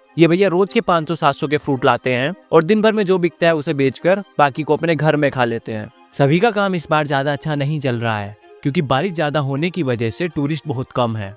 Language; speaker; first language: Hindi; native; Hindi